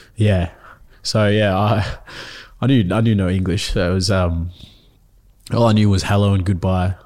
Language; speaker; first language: English; early bilingual, other home language; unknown